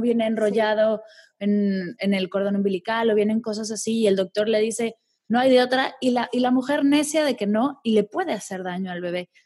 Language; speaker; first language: Spanish; native; Spanish